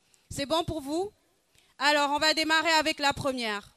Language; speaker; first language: French; non-native, local second language; Wolof